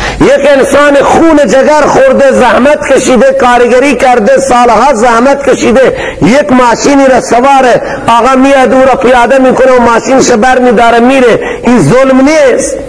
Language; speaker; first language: Persian; non-native, local second language; Baluchi